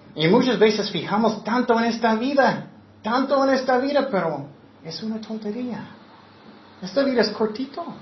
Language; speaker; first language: Spanish; non-native, fluent; English